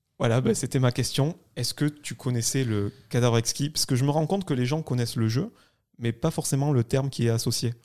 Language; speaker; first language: French; native; French